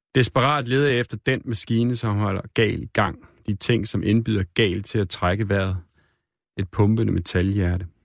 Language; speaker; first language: Danish; native; Danish